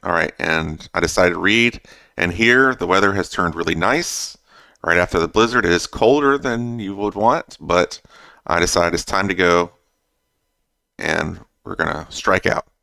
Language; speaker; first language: English; native; English